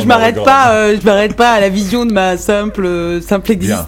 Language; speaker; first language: French; non-native, local second language; Arabic